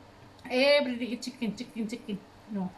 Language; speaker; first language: English; non-native, learner; Cebuano